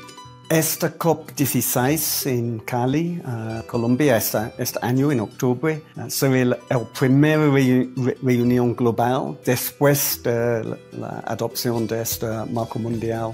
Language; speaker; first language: Spanish; non-native, fluent; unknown